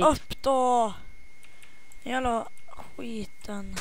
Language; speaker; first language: Swedish; native; Swedish